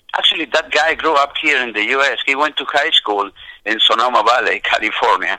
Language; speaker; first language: English; non-native, fluent; Spanish